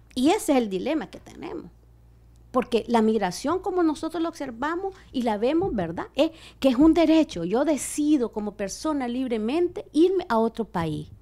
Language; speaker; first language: Spanish; native; Spanish